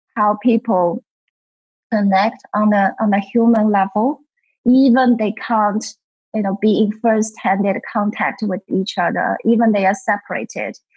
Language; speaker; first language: English; non-native, fluent; Chinese